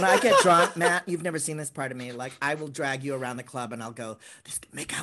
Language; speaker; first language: English; native; English